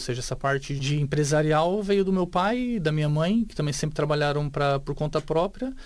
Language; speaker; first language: Portuguese; native; Portuguese